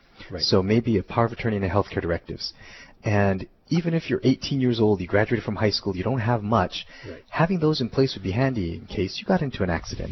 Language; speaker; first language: English; native; English